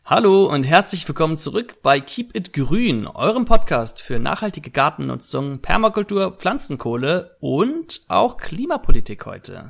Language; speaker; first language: German; native; German